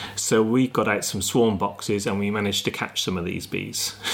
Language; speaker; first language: English; native; English